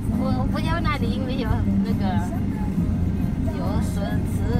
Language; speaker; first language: Chinese; non-native, learner; Filipino